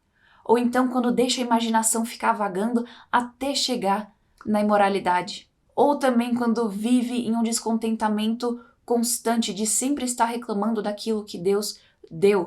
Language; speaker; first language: Portuguese; native; Portuguese